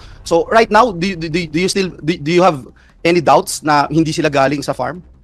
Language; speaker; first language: Filipino; native; Filipino